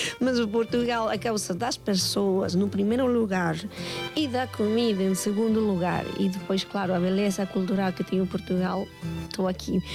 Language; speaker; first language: Portuguese; non-native, fluent; Spanish